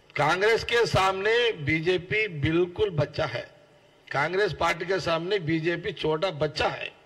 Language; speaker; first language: Hindi; non-native, local second language; Telugu